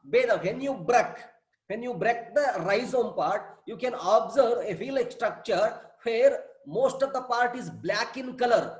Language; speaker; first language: English; non-native, local second language; Kannada